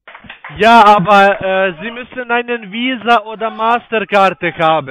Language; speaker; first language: German; non-native, learner; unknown